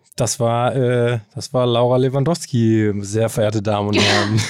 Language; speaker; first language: German; native; German